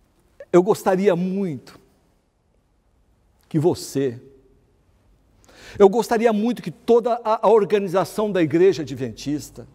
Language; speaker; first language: Portuguese; native; Portuguese